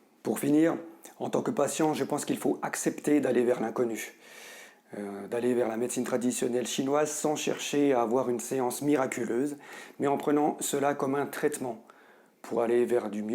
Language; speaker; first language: French; native; French